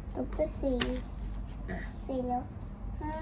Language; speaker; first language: Thai; native; Thai